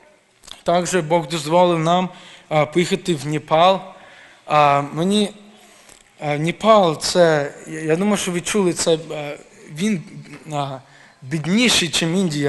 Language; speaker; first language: Ukrainian; early bilingual, heritage; Ukrainian